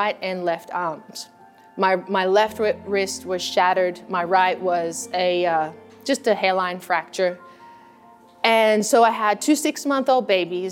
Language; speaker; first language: English; native; English